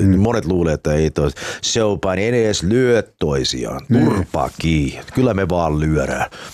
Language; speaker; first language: Finnish; early bilingual, heritage; Finnish